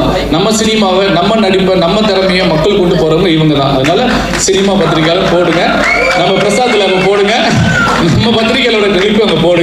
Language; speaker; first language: Tamil; native; Tamil